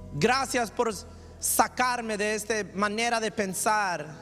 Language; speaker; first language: Spanish; early bilingual, heritage; Spanish